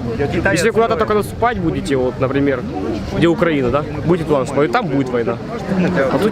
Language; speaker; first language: Russian; native; Russian